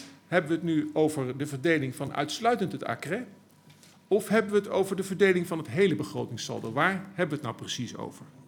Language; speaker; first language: Dutch; native; Dutch